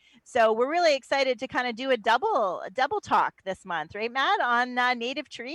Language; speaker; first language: English; native; English